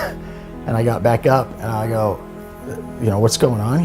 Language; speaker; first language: English; native; English